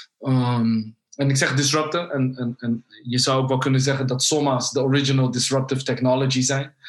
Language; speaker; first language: Dutch; early bilingual, other home language; Somali